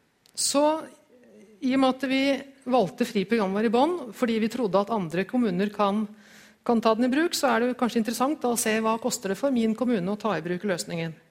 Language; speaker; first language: Norwegian; native; Norwegian